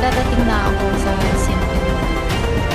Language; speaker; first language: Filipino; non-native, learner; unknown